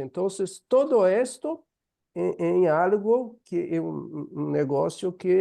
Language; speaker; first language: Spanish; non-native, fluent; Portuguese